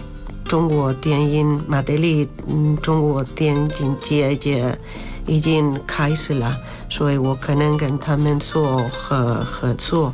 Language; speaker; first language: Chinese; non-native, learner; Spanish